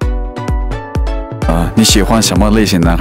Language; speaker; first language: Chinese; non-native, learner; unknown